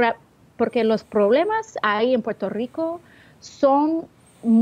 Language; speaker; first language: Spanish; early bilingual, heritage; Spanish